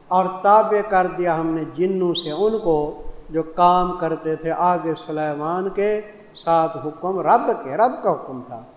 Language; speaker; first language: Urdu; non-native, local second language; Saraiki